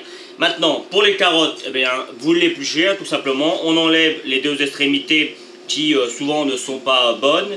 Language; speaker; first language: French; native; French